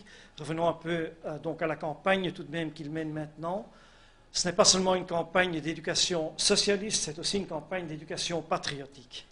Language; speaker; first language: French; native; French